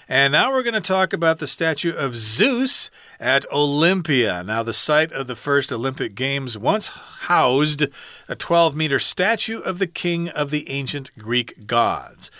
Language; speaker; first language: English; native; English